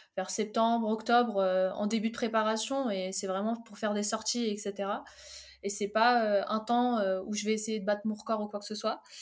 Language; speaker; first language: French; early bilingual, other home language; Arabic